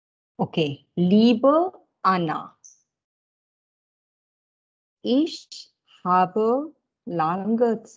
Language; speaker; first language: German; non-native, fluent; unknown